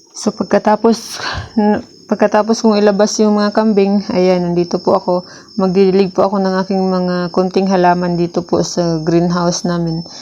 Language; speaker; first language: Filipino; non-native, local second language; Cebuano